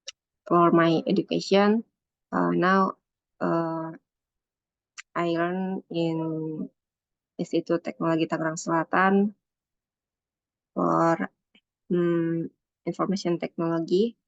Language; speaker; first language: English; non-native, learner; Indonesian